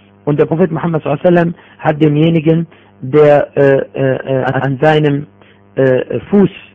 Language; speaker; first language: German; non-native, fluent; Arabic